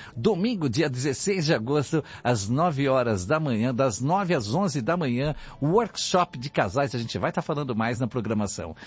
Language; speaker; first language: Portuguese; native; Portuguese